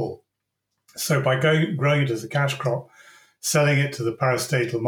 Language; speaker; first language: English; native; English